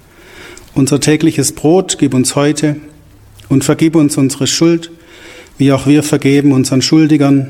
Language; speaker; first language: German; native; German